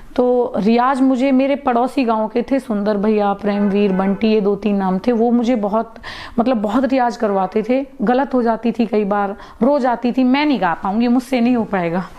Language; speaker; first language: Hindi; native; Hindi